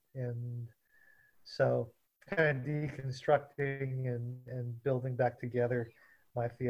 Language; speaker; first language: English; native; English